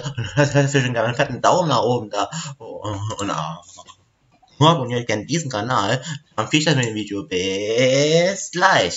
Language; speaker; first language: German; native; German